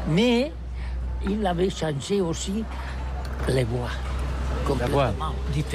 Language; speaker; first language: French; non-native, learner; Catalan